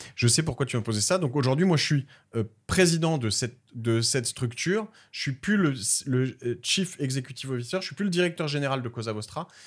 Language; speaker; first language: French; native; French